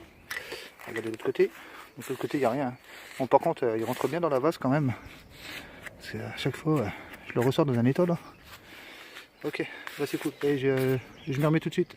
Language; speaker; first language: French; native; French